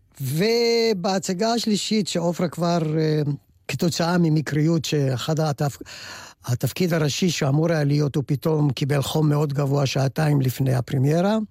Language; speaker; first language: Hebrew; native; Hebrew